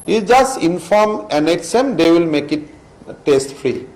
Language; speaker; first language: English; non-native, local second language; Assamese